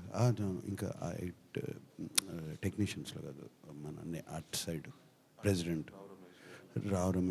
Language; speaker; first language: Telugu; native; Telugu